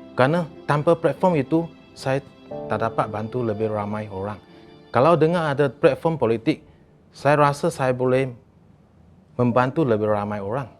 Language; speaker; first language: Malay; non-native, local second language; Chinese